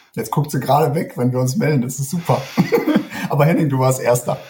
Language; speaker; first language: German; native; German